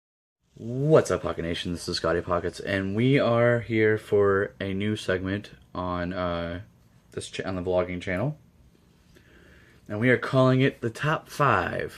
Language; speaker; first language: English; native; English